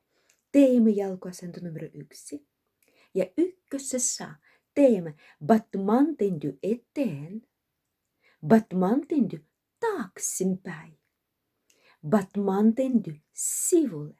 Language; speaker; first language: Finnish; non-native, learner; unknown